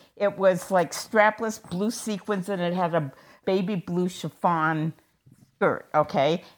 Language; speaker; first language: English; native; English